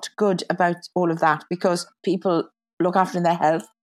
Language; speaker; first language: English; native; English